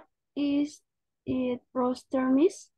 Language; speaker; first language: English; non-native, learner; Indonesian